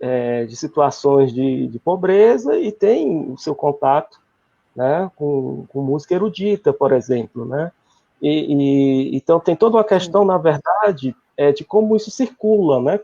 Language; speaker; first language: Portuguese; native; Portuguese